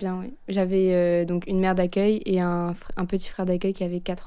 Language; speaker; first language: French; native; French